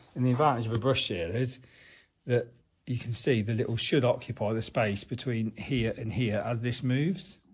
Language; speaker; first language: English; native; English